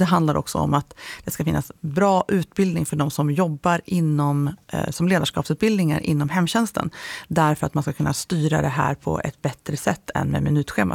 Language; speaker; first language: Swedish; native; Swedish